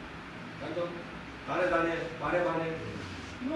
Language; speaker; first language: English; non-native, learner; Korean